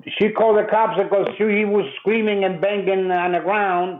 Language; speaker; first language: English; non-native, fluent; Italian